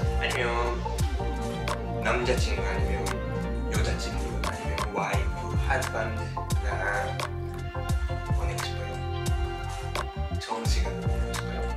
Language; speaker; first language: Korean; non-native, fluent; Japanese